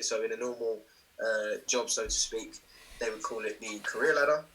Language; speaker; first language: English; native; English